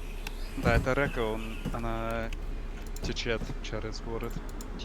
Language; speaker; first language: Russian; non-native, learner; English